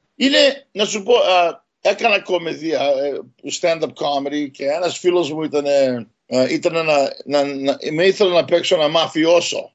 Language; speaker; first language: Greek; early bilingual, heritage; Greek